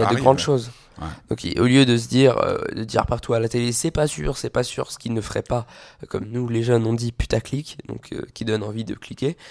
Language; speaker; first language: French; native; French